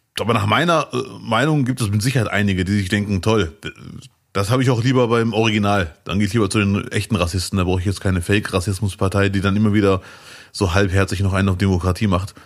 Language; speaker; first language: German; early bilingual, other home language; Arabic